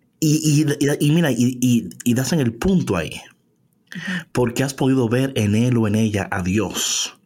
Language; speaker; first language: Spanish; early bilingual, heritage; Spanish